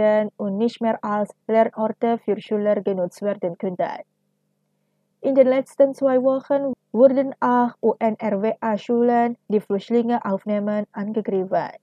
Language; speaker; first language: German; non-native, fluent; Indonesian